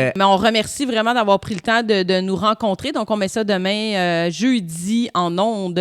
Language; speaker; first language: French; native; French